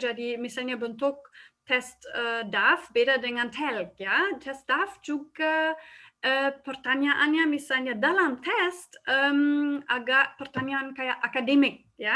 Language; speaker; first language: Indonesian; non-native, fluent; German